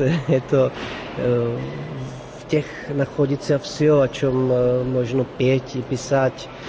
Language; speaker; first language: Russian; non-native, fluent; Czech